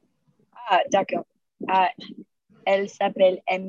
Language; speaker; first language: French; non-native, learner; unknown